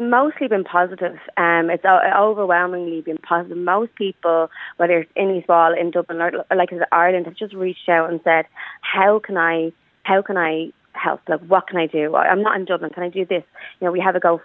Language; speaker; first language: English; native; English